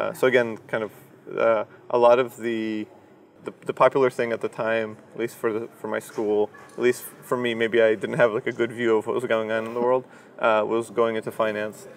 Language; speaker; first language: English; early bilingual, other home language; Russian